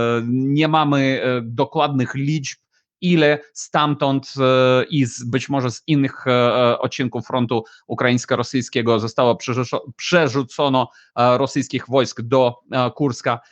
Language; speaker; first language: Polish; non-native, fluent; Ukrainian